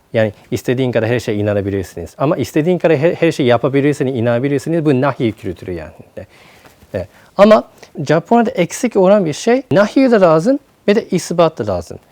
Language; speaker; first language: Turkish; non-native, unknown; Japanese